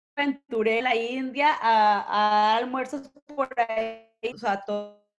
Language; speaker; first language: Spanish; native; Spanish